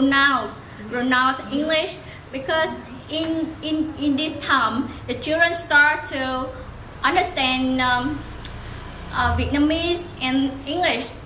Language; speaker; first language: English; non-native, learner; Vietnamese